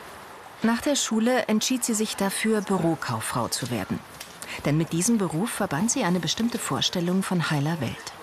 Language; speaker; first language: German; native; German